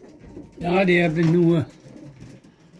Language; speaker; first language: German; non-native, learner; Dutch